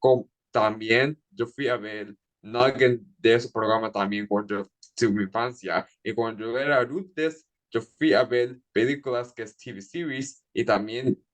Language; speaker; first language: Spanish; early bilingual, heritage; Spanish